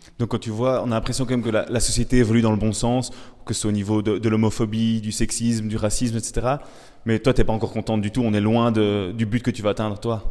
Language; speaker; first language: French; native; French